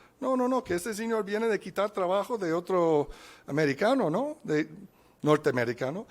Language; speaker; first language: Spanish; non-native, fluent; English